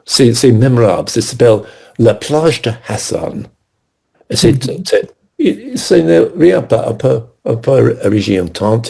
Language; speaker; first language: French; non-native, fluent; English